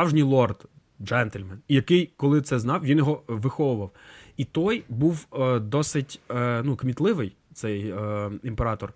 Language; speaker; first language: Ukrainian; native; Ukrainian